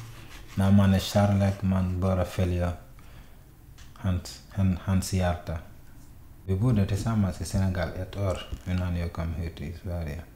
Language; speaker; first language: Swedish; non-native, learner; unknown